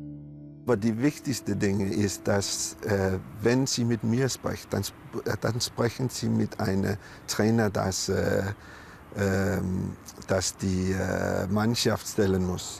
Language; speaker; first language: German; non-native, learner; Danish